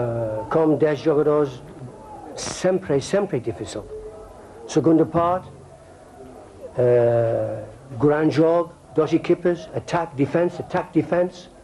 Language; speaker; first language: Portuguese; non-native, learner; English